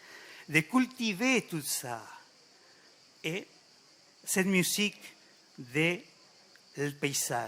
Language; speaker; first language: French; non-native, fluent; Spanish